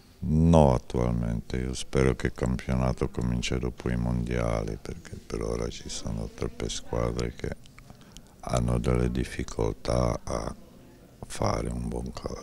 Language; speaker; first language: Italian; non-native, fluent; Czech